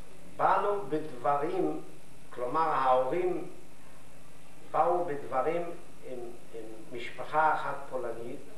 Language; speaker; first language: Hebrew; non-native, fluent; Yiddish